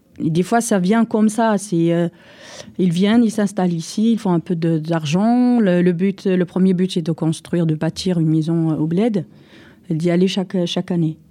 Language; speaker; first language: French; non-native, local second language; Arabic